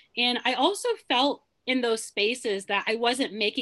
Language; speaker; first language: English; early bilingual, other home language; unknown